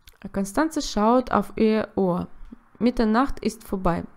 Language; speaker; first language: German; non-native, learner; Russian